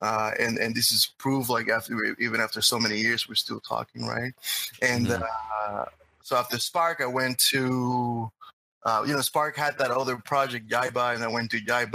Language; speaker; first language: English; non-native, fluent; Spanish